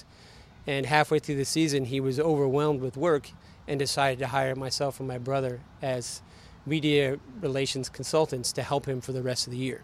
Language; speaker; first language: English; native; English